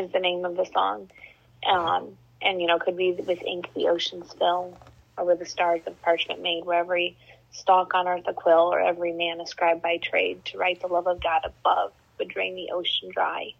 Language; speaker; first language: English; native; English